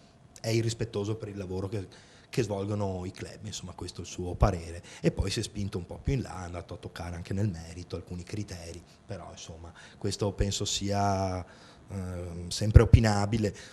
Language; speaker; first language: Italian; native; Italian